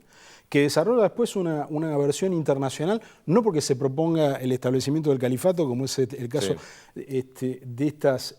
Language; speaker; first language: Spanish; native; Spanish